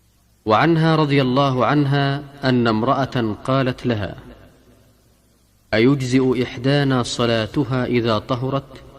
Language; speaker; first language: Arabic; native; Arabic